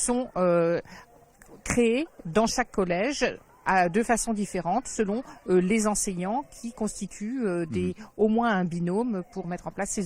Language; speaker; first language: French; native; French